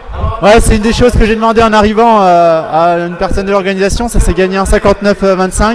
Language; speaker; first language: French; native; French